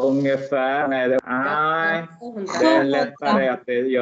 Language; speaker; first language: Swedish; non-native, fluent; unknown